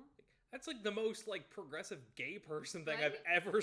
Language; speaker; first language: English; native; English